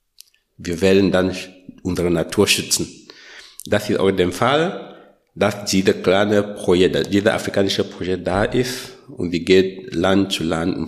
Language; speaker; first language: German; non-native, learner; French